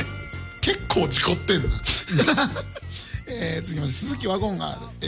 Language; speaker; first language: Japanese; native; Japanese